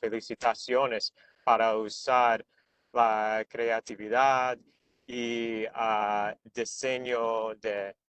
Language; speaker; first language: Spanish; non-native, learner; Portuguese